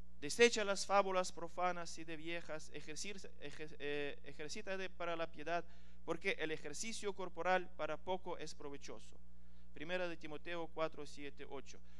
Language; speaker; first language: Spanish; non-native, fluent; Ukrainian